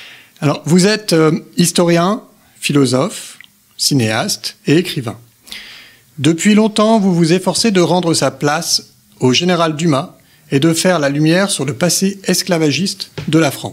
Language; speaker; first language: French; native; French